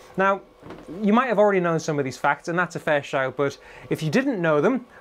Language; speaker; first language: English; native; English